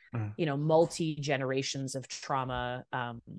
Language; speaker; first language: English; native; English